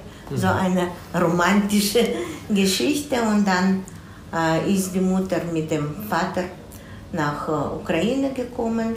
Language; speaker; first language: German; non-native, fluent; Russian